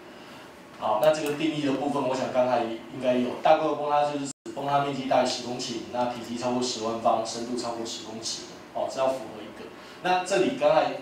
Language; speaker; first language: Chinese; native; Chinese